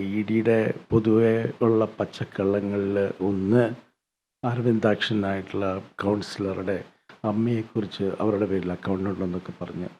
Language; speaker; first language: Malayalam; native; Malayalam